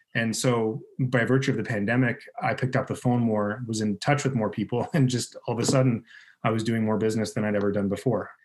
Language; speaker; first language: English; native; English